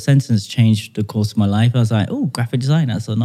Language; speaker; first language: English; native; English